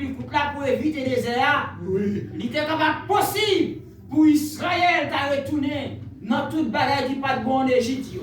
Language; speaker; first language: French; non-native, local second language; Haitian Creole